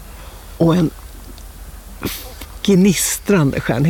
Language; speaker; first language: Swedish; native; Swedish